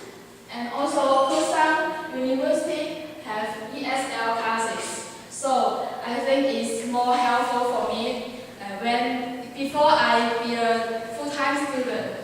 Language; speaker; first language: English; non-native, learner; Chinese